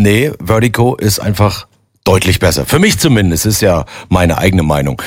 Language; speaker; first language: German; native; German